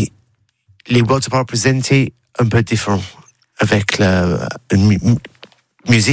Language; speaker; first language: French; non-native, learner; English